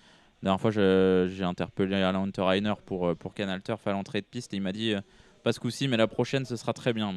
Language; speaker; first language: French; native; French